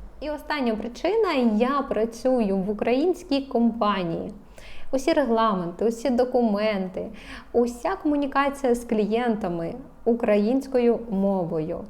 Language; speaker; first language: Ukrainian; non-native, local second language; Russian